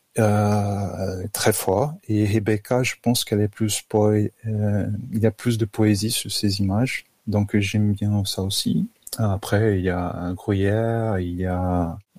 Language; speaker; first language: French; non-native, fluent; Portuguese